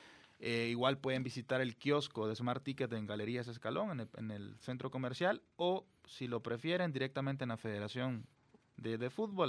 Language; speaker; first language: Spanish; native; Spanish